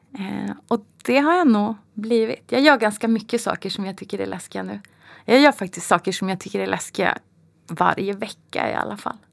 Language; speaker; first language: Swedish; native; Swedish